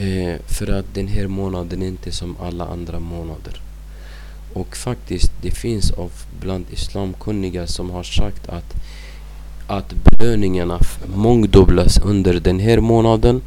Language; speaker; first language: Swedish; non-native, fluent; Arabic